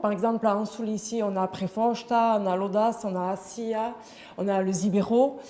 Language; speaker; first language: French; native; French